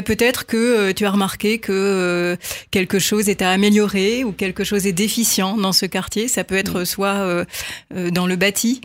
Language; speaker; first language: French; native; French